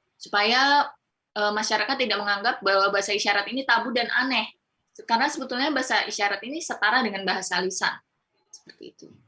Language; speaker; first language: Indonesian; non-native, local second language; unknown